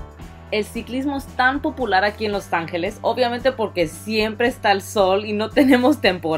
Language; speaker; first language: Spanish; early bilingual, other home language; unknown